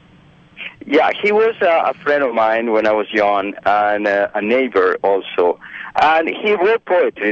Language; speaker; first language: English; non-native, fluent; Spanish